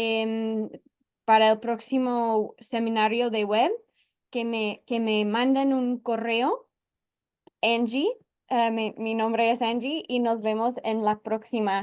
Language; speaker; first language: Spanish; non-native, fluent; English